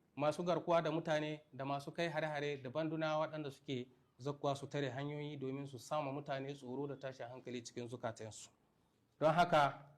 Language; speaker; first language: Hausa; non-native, local second language; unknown